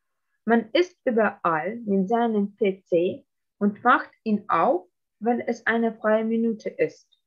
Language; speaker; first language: German; non-native, fluent; Russian